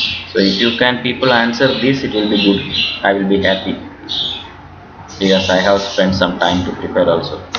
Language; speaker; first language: English; non-native, local second language; Tamil